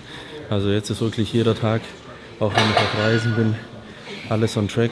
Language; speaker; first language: German; native; German